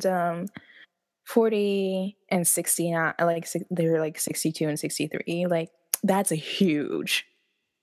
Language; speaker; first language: English; non-native, fluent; Haitian Creole